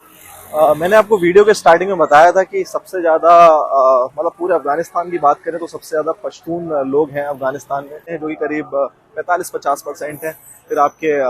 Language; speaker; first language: Hindi; native; Hindi